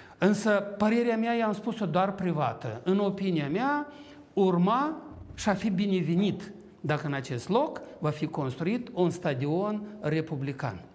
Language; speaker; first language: Romanian; native; Romanian